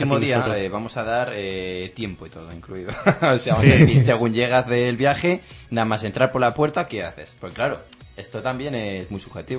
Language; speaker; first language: Spanish; native; Spanish